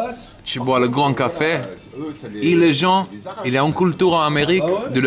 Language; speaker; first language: French; non-native, learner; English